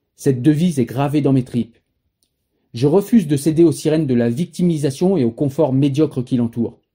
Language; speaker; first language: French; native; French